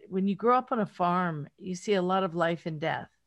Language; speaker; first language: English; native; English